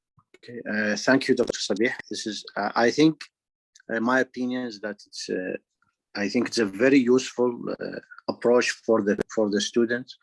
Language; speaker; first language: English; non-native, fluent; Arabic